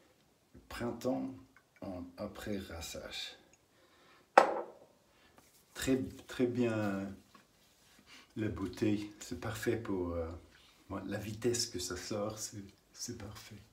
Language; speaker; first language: French; non-native, learner; English